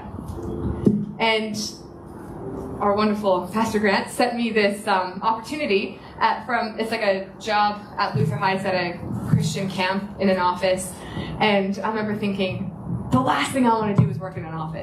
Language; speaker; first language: English; native; English